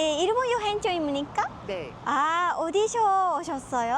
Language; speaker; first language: Korean; non-native, learner; Japanese